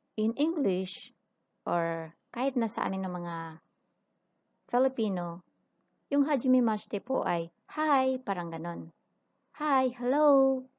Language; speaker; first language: Filipino; native; Filipino